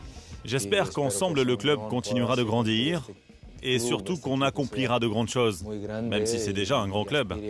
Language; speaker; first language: French; native; French